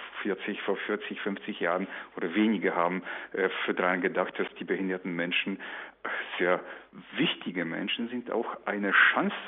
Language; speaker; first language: German; non-native, fluent; Polish